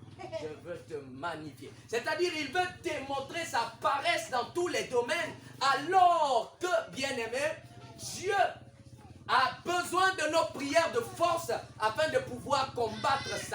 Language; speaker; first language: French; non-native, local second language; Lingala